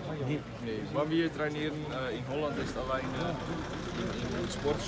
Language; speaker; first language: German; non-native, learner; Dutch